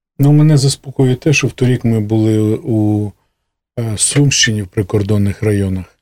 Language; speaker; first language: Ukrainian; native; Ukrainian